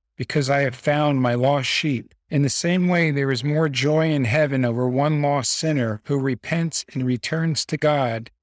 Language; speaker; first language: English; native; English